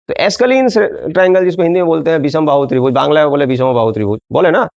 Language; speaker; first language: Hindi; non-native, local second language; Bangla